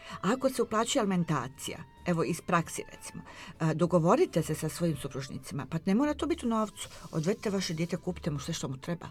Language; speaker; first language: Croatian; native; Croatian